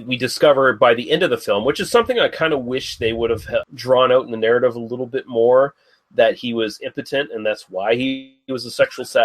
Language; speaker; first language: English; native; English